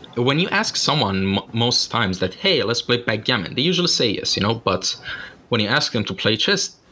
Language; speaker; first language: English; non-native, fluent; Persian